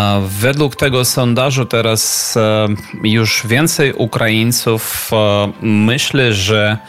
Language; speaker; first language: Polish; non-native, learner; Ukrainian